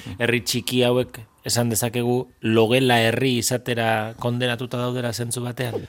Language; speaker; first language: Basque; native; Basque